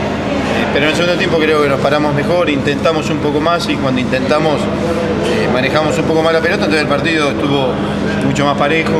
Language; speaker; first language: Spanish; native; Spanish